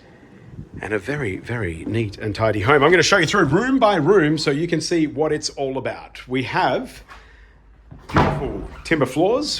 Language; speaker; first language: English; native; English